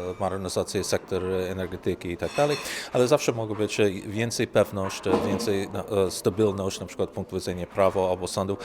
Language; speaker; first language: Polish; non-native, learner; English